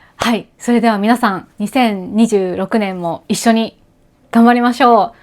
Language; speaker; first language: Japanese; native; Japanese